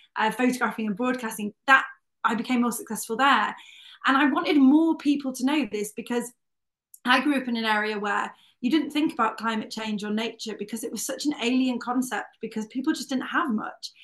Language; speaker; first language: English; native; English